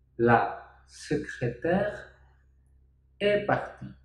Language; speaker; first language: French; non-native, fluent; Indonesian